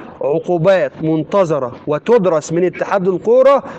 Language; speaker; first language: Arabic; native; Arabic